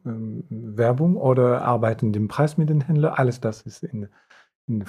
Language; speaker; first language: German; non-native, fluent; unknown